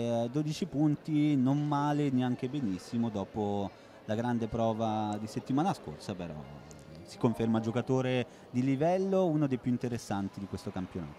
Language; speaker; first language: Italian; native; Italian